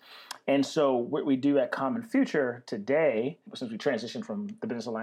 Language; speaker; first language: English; native; English